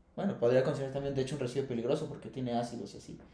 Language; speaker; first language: Spanish; native; Spanish